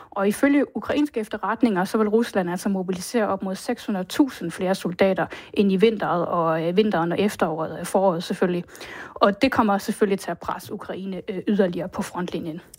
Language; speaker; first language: Danish; native; Danish